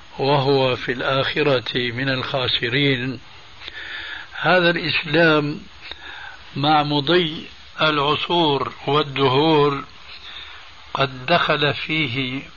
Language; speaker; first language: Arabic; early bilingual, other home language; Albanian